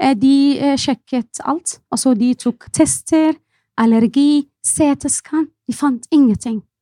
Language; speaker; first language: Norwegian; non-native, fluent; Arabic